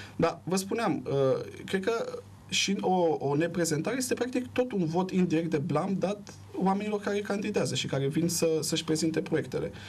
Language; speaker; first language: Romanian; native; Romanian